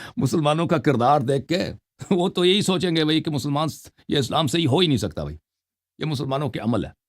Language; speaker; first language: Urdu; non-native, local second language; Saraiki